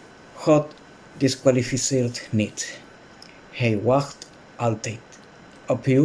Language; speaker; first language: Dutch; non-native, fluent; Spanish